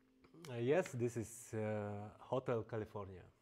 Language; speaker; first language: English; non-native, fluent; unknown